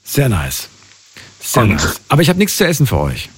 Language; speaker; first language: German; native; German